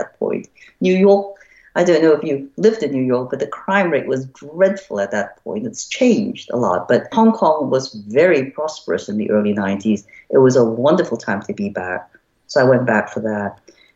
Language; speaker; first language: English; non-native, local second language; Cantonese